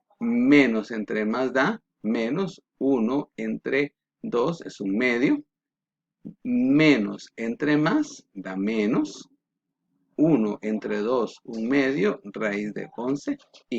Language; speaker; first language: Spanish; native; Spanish